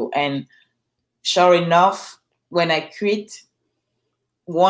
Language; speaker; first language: English; non-native, local second language; French